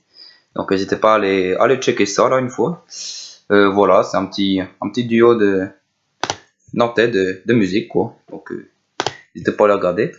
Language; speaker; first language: French; native; French